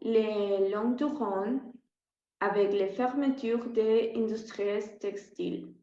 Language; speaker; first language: French; non-native, learner; Spanish